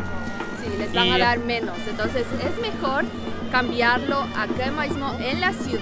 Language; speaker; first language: Spanish; non-native, local second language; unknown